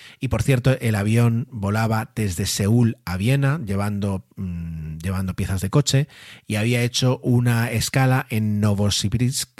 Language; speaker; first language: Spanish; native; Spanish